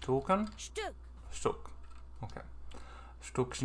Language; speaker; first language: German; non-native, learner; English